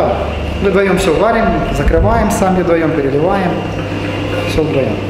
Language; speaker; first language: Russian; native; Russian